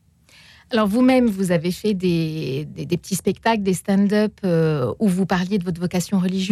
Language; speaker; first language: French; native; French